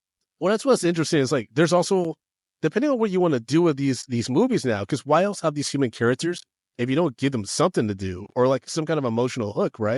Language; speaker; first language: English; native; English